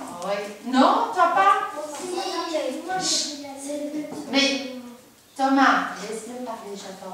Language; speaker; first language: French; native; French